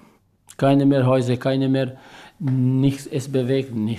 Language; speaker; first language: German; non-native, learner; Albanian